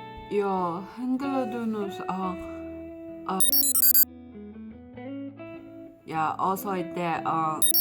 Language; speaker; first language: Finnish; non-native, learner; Chinese